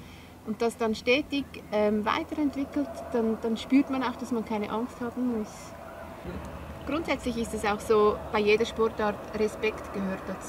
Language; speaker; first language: German; native; German